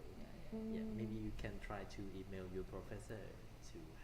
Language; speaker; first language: English; non-native, fluent; Thai